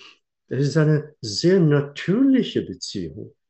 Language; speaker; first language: German; non-native, fluent; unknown